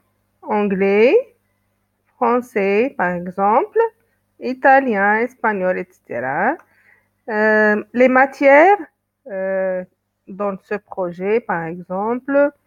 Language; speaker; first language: French; non-native, local second language; Arabic